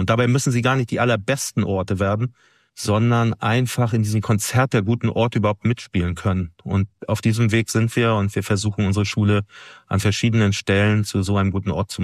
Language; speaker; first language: German; native; German